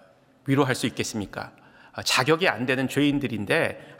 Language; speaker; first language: Korean; native; Korean